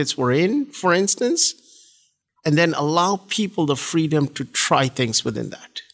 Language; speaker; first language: English; non-native, local second language; Malayalam